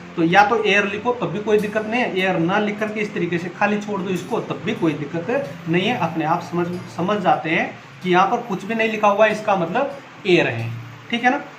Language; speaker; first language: Hindi; native; Hindi